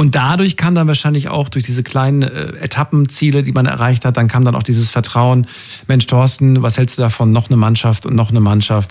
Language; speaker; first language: German; native; German